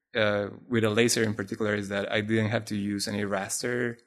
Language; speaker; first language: English; non-native, fluent; Spanish